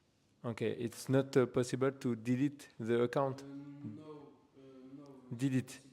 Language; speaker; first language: English; non-native, learner; French